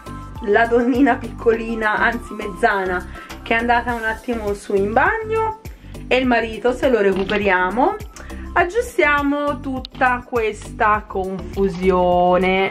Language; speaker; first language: Italian; native; Italian